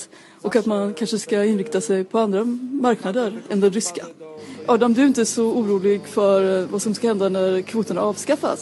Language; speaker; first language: Swedish; native; Swedish